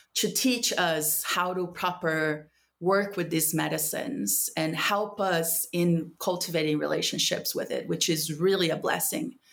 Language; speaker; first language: English; non-native, fluent; Portuguese